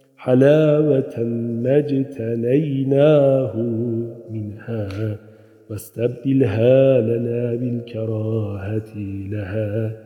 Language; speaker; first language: Arabic; non-native, fluent; Turkish